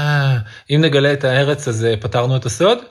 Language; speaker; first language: Hebrew; native; Hebrew